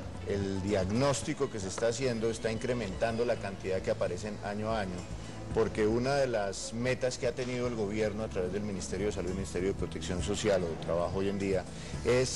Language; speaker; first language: Spanish; native; Spanish